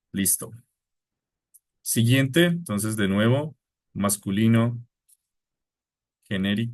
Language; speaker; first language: Spanish; non-native, fluent; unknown